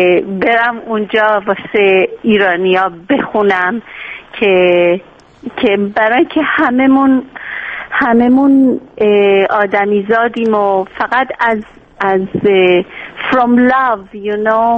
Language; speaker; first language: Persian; early bilingual, heritage; Persian